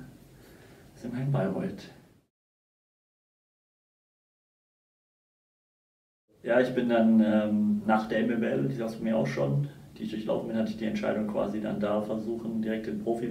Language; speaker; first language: German; native; German